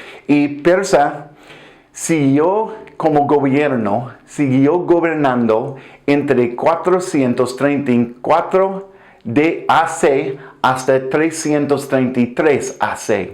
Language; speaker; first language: Spanish; non-native, fluent; English